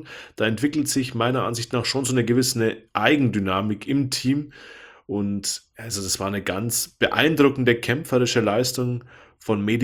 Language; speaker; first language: German; native; German